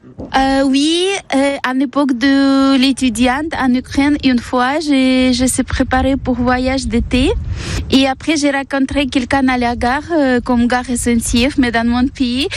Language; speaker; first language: French; non-native, learner; Ukrainian